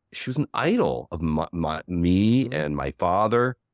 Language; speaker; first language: English; native; English